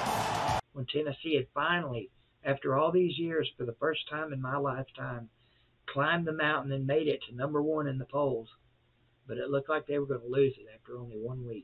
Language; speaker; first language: English; native; English